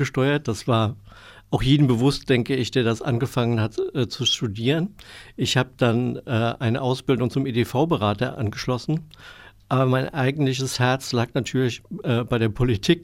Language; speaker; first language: German; native; German